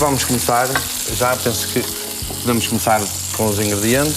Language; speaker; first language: Portuguese; native; Portuguese